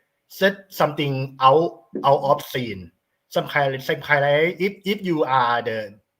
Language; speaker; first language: English; non-native, learner; Thai